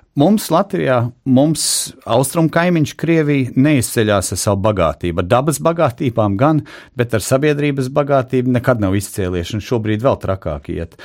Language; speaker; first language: Latvian; early bilingual, heritage; Latvian